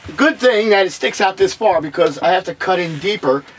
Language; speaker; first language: English; native; English